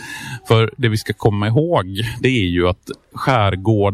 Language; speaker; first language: Swedish; native; Swedish